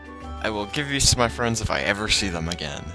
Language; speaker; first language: English; native; English